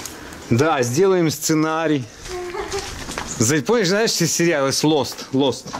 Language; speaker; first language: Russian; native; Russian